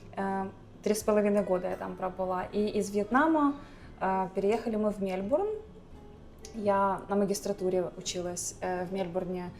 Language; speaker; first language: Russian; native; Russian